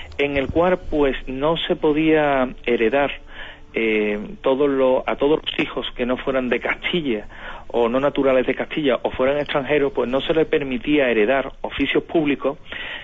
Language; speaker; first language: Spanish; native; Spanish